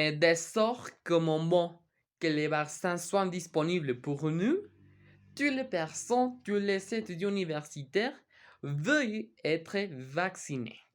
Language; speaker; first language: French; non-native, learner; Spanish